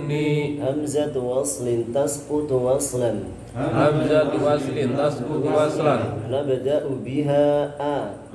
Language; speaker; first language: Arabic; non-native, fluent; Indonesian